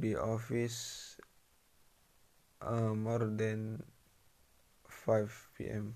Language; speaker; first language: English; non-native, learner; Indonesian